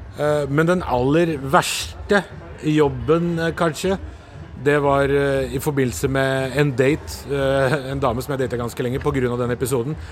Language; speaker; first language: Norwegian; early bilingual, other home language; Urdu